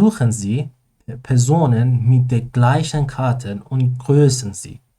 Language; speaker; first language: German; non-native, learner; Persian